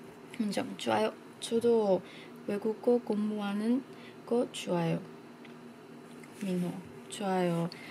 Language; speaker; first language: Korean; non-native, learner; Basque